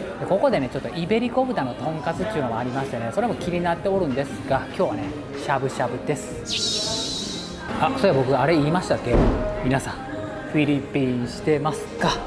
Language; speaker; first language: Japanese; native; Japanese